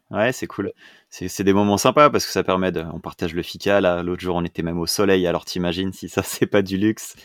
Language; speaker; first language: French; native; French